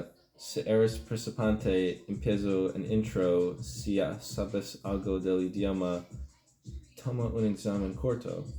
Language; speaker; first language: Spanish; non-native, learner; English